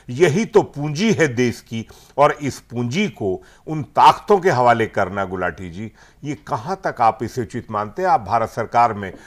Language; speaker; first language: Hindi; native; Hindi